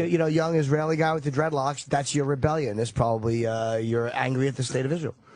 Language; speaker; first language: English; native; English